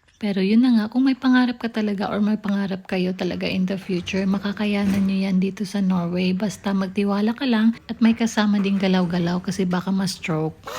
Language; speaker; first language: Filipino; non-native, local second language; Cebuano